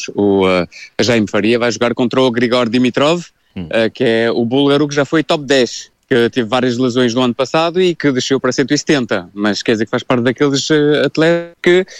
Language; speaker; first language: Portuguese; native; Portuguese